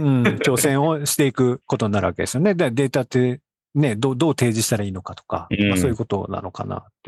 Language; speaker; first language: Japanese; native; Japanese